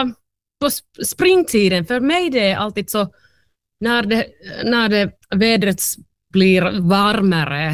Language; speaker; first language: Swedish; non-native, learner; Finnish